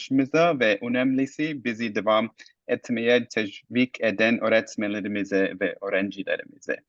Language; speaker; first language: Turkish; non-native, fluent; English